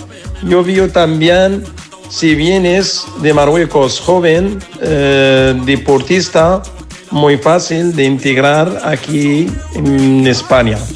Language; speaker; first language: Spanish; non-native, learner; Arabic